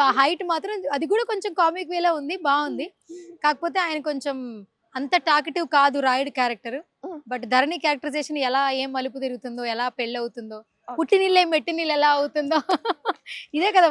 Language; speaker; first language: Telugu; native; Telugu